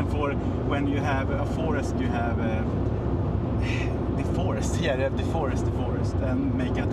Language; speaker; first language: English; non-native, fluent; Swedish